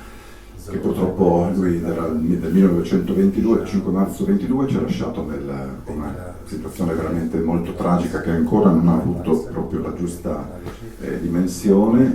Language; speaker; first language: Italian; native; Italian